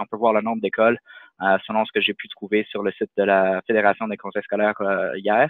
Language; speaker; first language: French; native; French